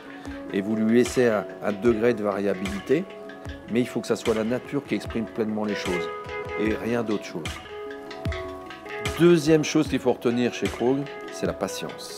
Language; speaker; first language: French; native; French